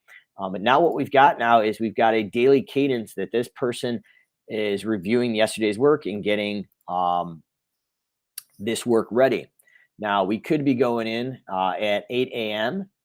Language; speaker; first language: English; native; English